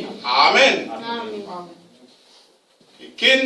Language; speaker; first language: German; non-native, learner; Romanian